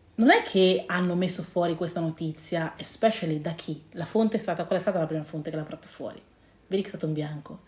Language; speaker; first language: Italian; early bilingual, other home language; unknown